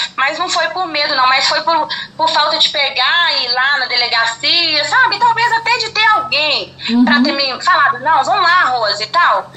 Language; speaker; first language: Portuguese; native; Portuguese